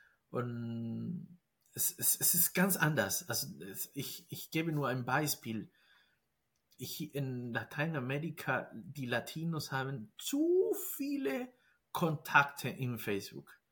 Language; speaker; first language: German; non-native, fluent; Spanish